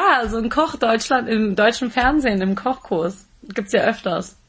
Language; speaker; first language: German; native; German